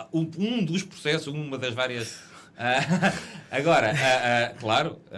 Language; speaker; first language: Portuguese; native; Portuguese